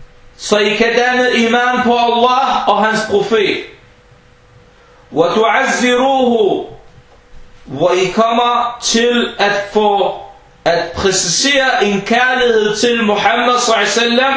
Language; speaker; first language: Danish; early bilingual, other home language; Arabic